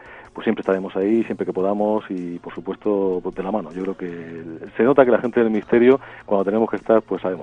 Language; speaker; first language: Spanish; native; Spanish